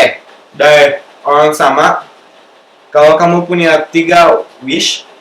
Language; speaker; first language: Indonesian; non-native, local second language; English